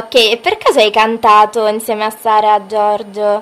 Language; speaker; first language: Italian; native; Italian